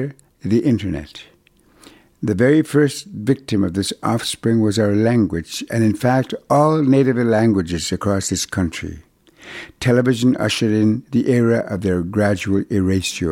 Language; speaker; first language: English; non-native, fluent; Cree